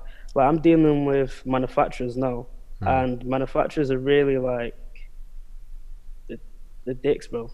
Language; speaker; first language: English; native; English